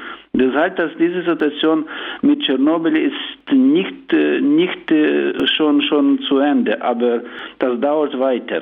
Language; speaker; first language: German; non-native, learner; Ukrainian